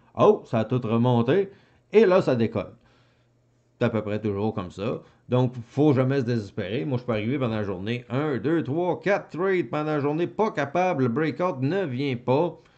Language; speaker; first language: French; native; French